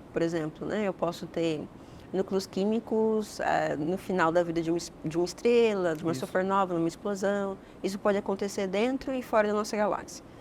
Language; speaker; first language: Portuguese; native; Portuguese